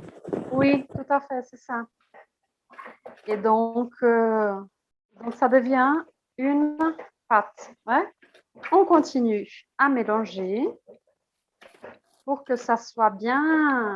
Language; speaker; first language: French; non-native, fluent; Portuguese